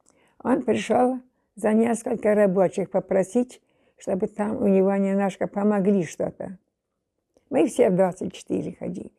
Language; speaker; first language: Russian; non-native, local second language; German